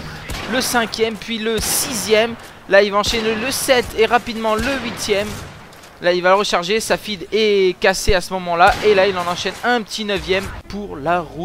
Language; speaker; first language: French; native; French